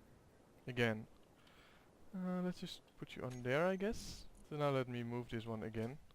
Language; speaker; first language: English; non-native, fluent; Dutch